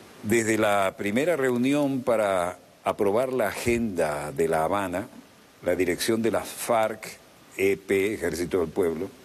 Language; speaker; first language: Spanish; native; Spanish